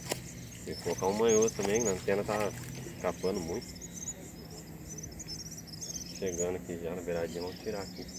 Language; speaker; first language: Portuguese; native; Portuguese